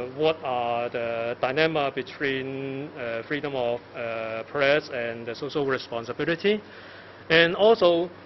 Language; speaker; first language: English; non-native, local second language; Cantonese